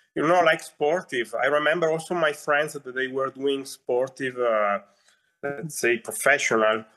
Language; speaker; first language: English; non-native, fluent; Italian